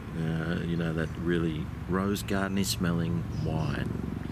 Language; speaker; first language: English; native; English